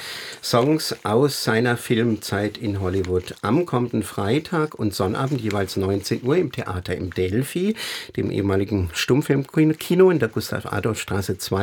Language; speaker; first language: German; native; German